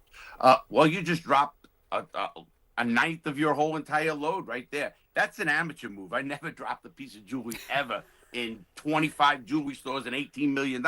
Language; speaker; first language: English; native; English